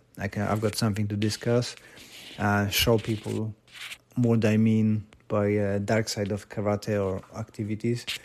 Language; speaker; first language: English; non-native, fluent; Polish